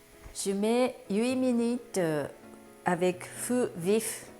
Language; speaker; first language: French; non-native, learner; Japanese